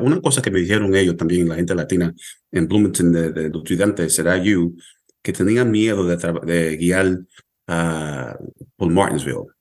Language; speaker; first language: Spanish; early bilingual, heritage; Spanish